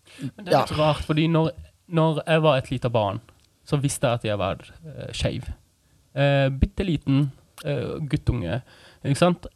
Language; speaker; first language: Norwegian; non-native, fluent; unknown